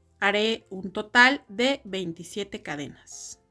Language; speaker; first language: Spanish; native; Spanish